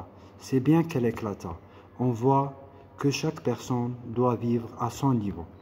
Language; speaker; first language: French; non-native, local second language; Arabic